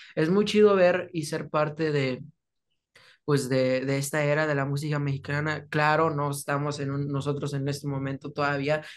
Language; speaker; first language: Spanish; early bilingual, heritage; Spanish